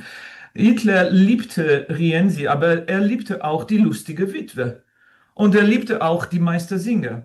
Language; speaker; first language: German; non-native, fluent; French